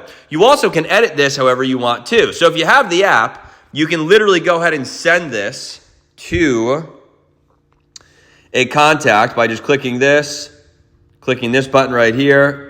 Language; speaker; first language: English; native; English